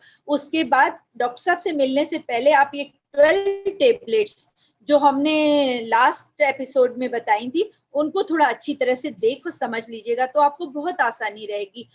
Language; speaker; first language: Hindi; native; Hindi